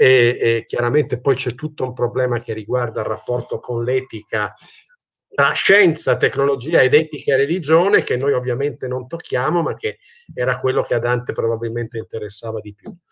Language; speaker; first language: Italian; native; Italian